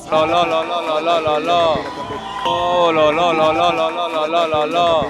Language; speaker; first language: French; native; French